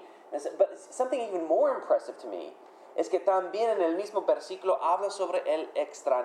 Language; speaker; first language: Spanish; non-native, fluent; English